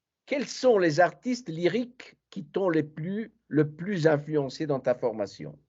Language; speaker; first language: French; non-native, fluent; Italian